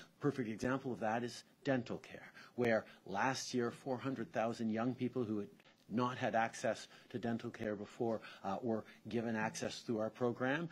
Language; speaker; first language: English; early bilingual, other home language; French